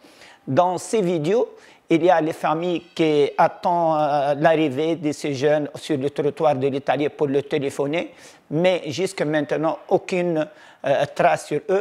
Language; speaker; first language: French; non-native, local second language; Arabic